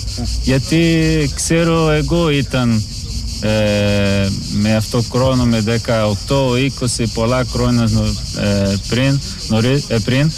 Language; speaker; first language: Greek; non-native, learner; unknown